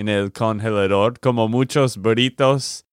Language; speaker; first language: Spanish; non-native, learner; English